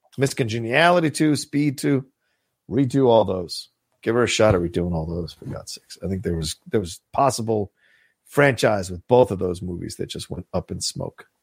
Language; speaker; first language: English; native; English